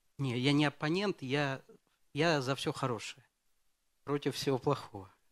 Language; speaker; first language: Russian; native; Russian